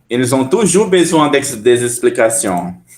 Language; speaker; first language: French; non-native, fluent; Portuguese